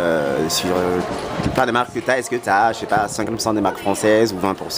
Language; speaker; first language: French; native; French